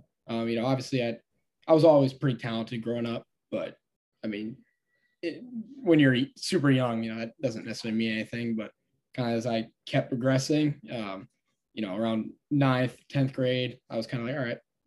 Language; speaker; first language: English; native; English